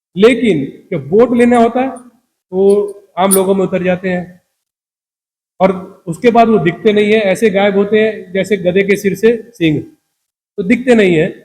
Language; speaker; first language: Hindi; non-native, local second language; Punjabi